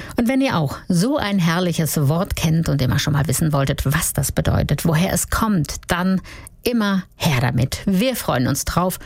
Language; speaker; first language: German; native; German